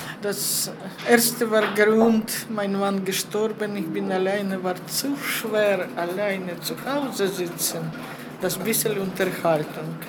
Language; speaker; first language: German; non-native, learner; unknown